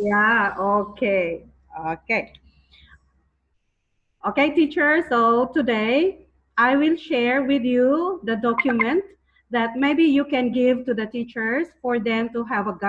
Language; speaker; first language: English; non-native, fluent; Thai